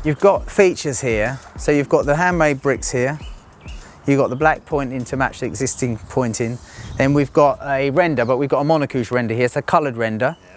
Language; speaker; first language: English; native; English